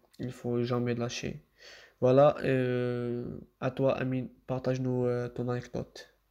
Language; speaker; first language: French; non-native, local second language; Arabic